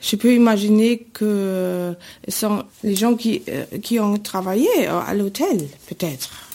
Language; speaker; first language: French; non-native, fluent; German